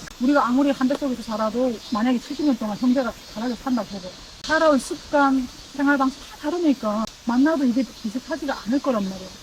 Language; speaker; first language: Korean; native; Korean